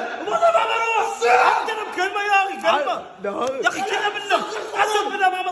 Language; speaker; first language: Arabic; native; Arabic